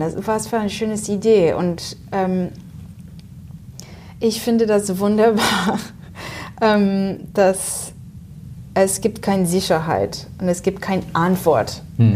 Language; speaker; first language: German; non-native, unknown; English